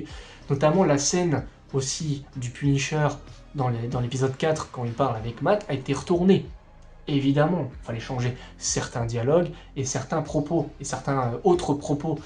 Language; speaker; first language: French; native; French